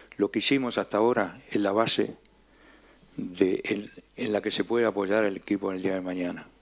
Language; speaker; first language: Spanish; native; Spanish